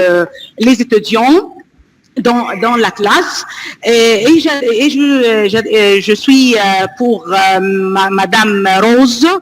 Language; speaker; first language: French; non-native, learner; Arabic